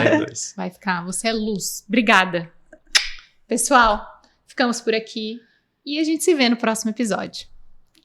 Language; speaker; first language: Portuguese; native; Portuguese